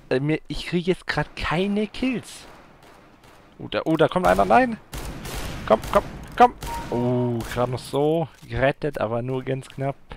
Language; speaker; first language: German; native; German